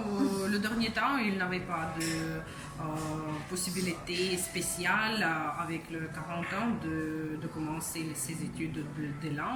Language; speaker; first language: French; non-native, fluent; Russian